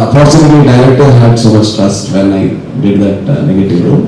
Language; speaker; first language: English; non-native, local second language; Malayalam